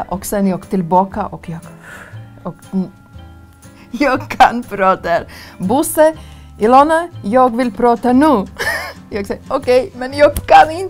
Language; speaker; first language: Swedish; non-native, learner; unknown